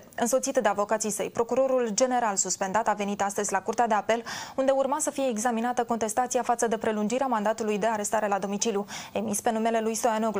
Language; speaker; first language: Romanian; native; Romanian